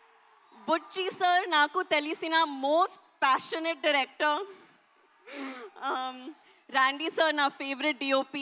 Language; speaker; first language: Telugu; non-native, learner; Hindi